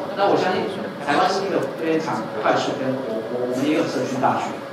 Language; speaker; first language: Chinese; native; Chinese